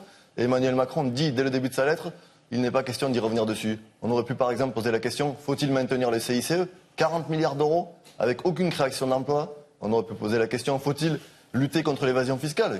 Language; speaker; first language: French; native; French